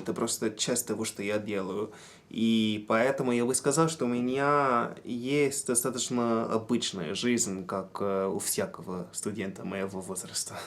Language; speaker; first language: Russian; non-native, fluent; English